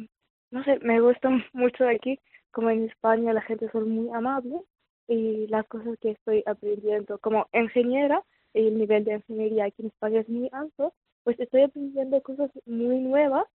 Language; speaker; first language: Spanish; non-native, fluent; Arabic